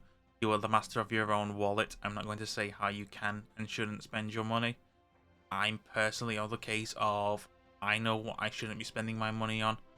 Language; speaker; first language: English; native; English